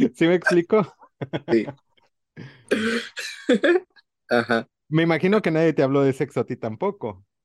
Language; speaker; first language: Spanish; native; Spanish